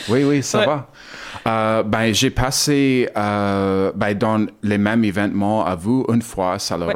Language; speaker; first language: French; non-native, learner; English